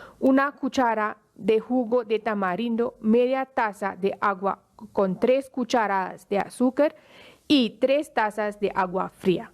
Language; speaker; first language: Spanish; non-native, fluent; Hindi